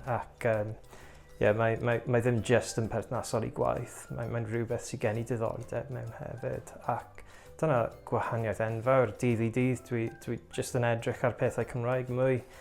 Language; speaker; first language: Welsh; non-native, local second language; English